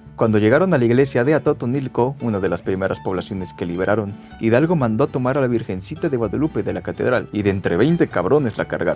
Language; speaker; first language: Spanish; native; Spanish